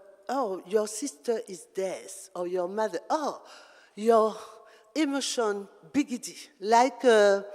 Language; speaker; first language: English; non-native, learner; French